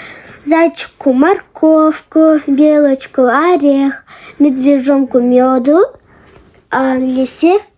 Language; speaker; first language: Russian; non-native, local second language; Kyrgyz